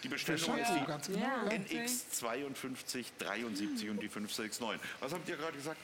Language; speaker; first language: German; native; German